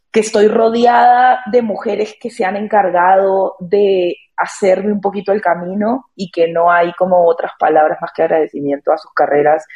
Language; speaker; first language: Spanish; native; Spanish